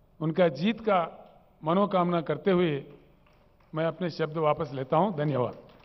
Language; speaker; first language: Hindi; non-native, local second language; Telugu